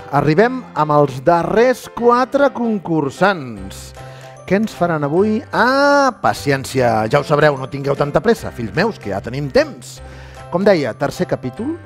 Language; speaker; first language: Catalan; native; Catalan